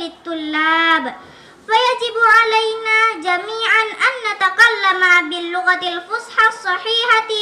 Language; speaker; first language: Arabic; non-native, fluent; Indonesian